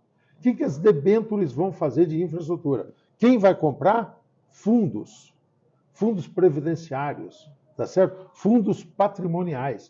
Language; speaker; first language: Portuguese; native; Portuguese